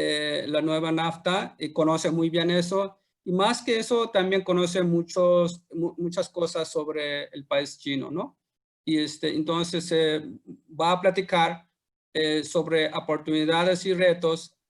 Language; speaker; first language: Spanish; non-native, fluent; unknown